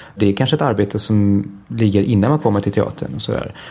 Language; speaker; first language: Swedish; early bilingual, heritage; Danish